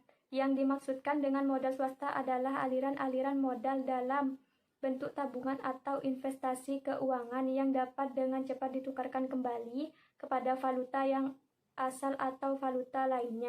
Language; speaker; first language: Indonesian; native; Indonesian